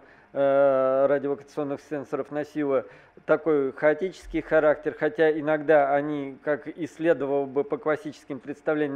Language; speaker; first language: Russian; native; Russian